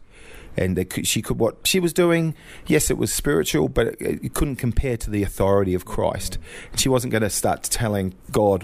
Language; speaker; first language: English; native; English